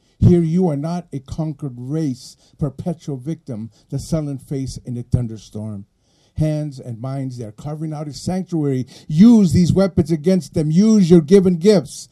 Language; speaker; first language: English; early bilingual, other home language; Spanish